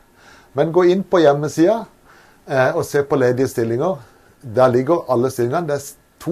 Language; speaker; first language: Norwegian; native; Norwegian